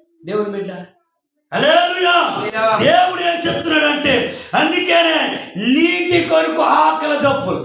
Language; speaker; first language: Telugu; non-native, local second language; Koya